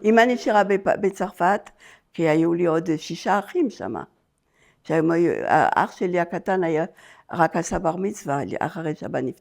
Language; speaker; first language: Hebrew; non-native, fluent; French